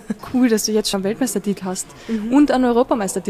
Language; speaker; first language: German; native; German